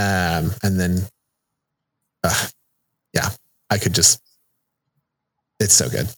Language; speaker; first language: English; early bilingual, other home language; Spanish